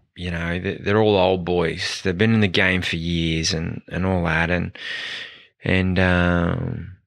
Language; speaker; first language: English; native; English